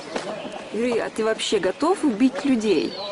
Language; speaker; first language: Russian; native; Russian